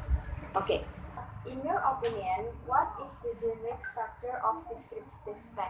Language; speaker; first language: English; non-native, fluent; Indonesian